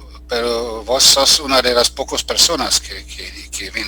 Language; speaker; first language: Spanish; non-native, fluent; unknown